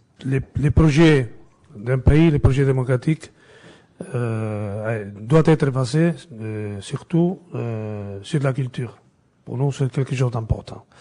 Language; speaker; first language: French; non-native, fluent; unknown